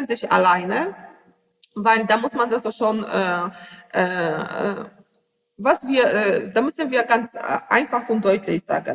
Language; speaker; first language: German; non-native, learner; Polish